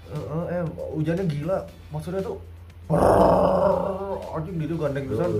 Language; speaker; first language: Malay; non-native, local second language; Sundanese